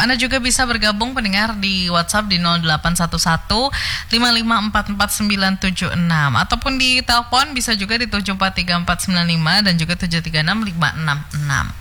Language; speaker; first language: Indonesian; native; Indonesian